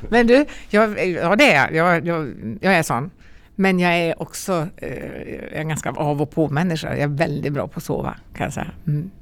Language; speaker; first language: Swedish; native; Swedish